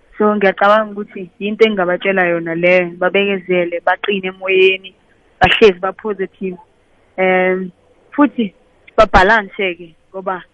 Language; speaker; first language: Zulu; native; Zulu